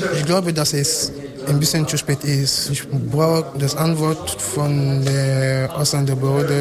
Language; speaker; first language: German; non-native, learner; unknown